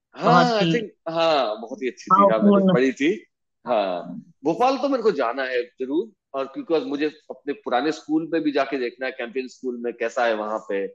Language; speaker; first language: Hindi; native; Hindi